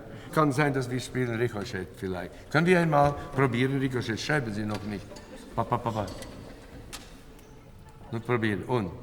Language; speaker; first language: German; non-native, fluent; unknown